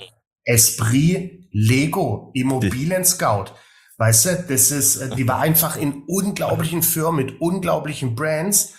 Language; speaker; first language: German; native; German